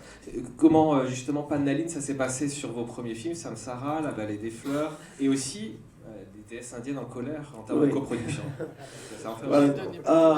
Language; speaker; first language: French; native; French